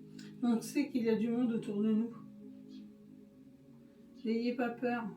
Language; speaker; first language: French; native; French